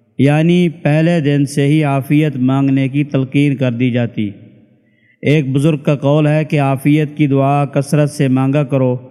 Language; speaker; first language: Urdu; native; Urdu